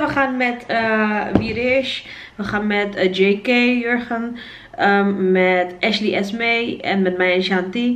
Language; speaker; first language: Dutch; native; Dutch